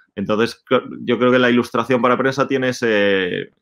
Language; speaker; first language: Spanish; native; Spanish